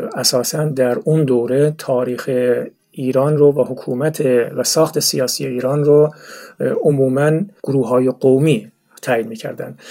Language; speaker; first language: Persian; non-native, local second language; Turkmen